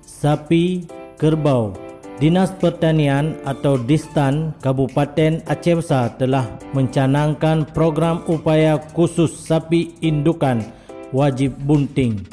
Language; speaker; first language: Indonesian; native; Indonesian